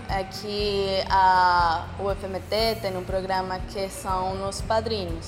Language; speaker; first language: Portuguese; non-native, fluent; Spanish